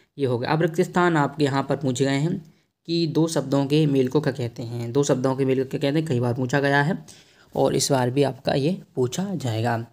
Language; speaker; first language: Hindi; native; Hindi